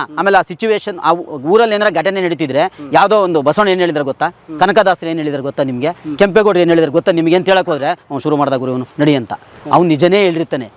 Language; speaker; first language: Kannada; native; Kannada